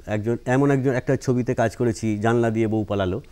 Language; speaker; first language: Bangla; native; Bangla